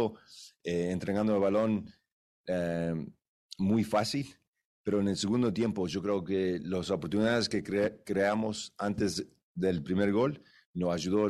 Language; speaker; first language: Spanish; early bilingual, heritage; English